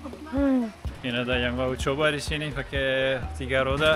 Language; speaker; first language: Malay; non-native, learner; French